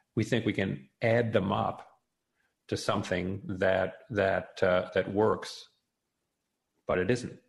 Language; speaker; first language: English; native; English